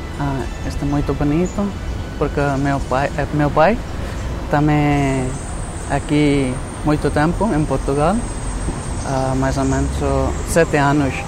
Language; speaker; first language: Portuguese; non-native, learner; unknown